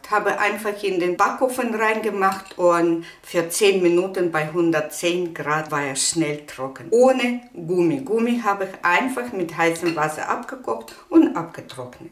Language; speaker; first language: German; non-native, learner; Russian